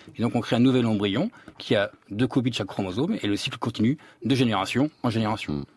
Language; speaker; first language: French; native; French